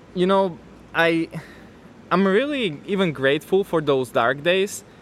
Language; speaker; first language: English; non-native, fluent; Slovak